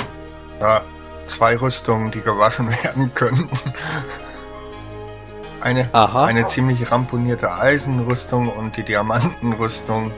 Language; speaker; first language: German; native; German